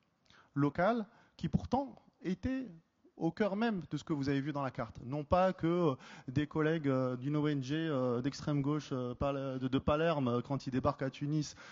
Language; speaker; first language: French; native; French